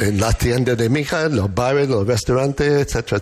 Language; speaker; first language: Spanish; non-native, fluent; English